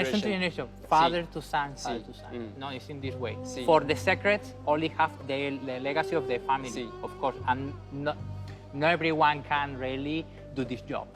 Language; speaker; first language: English; non-native, learner; Spanish